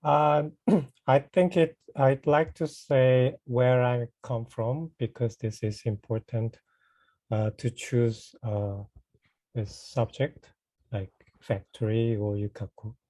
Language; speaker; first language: English; non-native, fluent; Korean